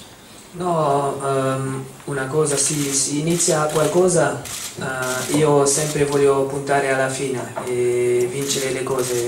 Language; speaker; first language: Italian; non-native, fluent; Dutch